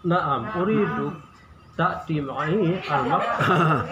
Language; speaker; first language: Arabic; non-native, learner; Indonesian